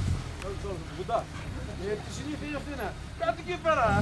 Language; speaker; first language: Greek; native; Greek